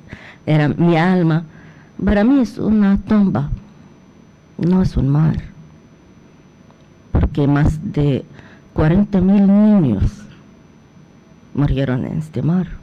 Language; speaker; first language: Spanish; non-native, fluent; Arabic